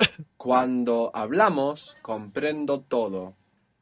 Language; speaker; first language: Spanish; non-native, fluent; English